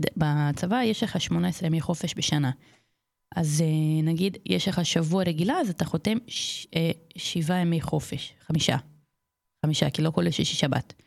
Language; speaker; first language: Hebrew; non-native, fluent; Portuguese